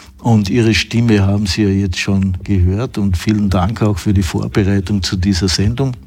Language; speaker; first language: German; native; German